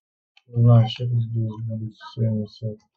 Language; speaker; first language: Russian; native; Russian